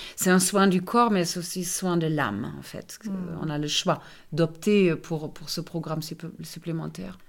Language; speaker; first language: French; non-native, fluent; German